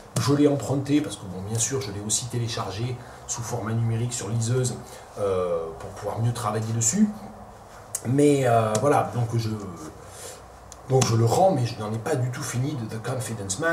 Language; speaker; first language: French; native; French